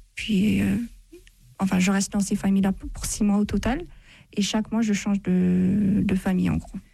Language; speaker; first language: French; non-native, fluent; Amharic